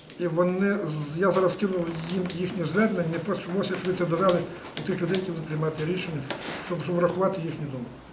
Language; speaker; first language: Ukrainian; native; Ukrainian